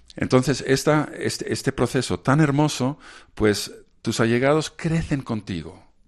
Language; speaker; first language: Spanish; non-native, fluent; Dutch